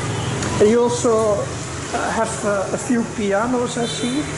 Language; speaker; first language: English; non-native, fluent; Dutch